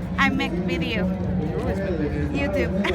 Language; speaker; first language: English; non-native, learner; Korean